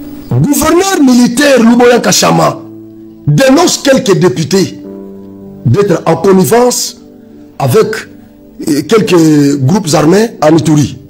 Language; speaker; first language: French; non-native, local second language; Lingala